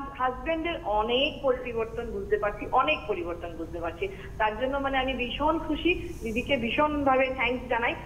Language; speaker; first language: Bangla; native; Bangla